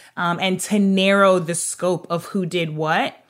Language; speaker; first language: English; native; English